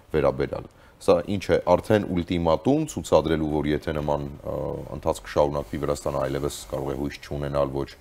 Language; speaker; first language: Armenian; native; Armenian